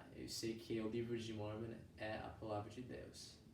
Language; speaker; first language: Portuguese; non-native, fluent; English